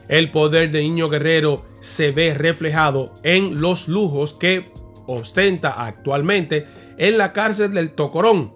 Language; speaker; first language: Spanish; native; Spanish